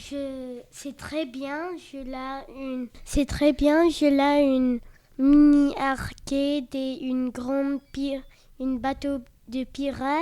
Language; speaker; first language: French; non-native, learner; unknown